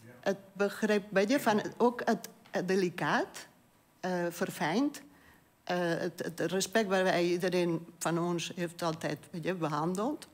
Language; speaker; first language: Dutch; non-native, fluent; Catalan